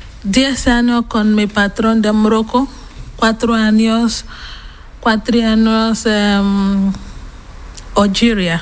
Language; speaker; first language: Spanish; non-native, learner; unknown